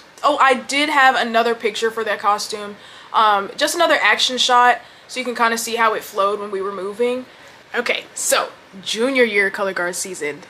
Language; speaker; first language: English; native; English